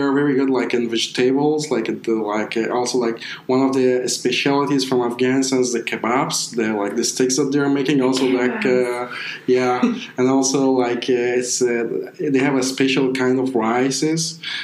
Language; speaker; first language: English; non-native, fluent; Persian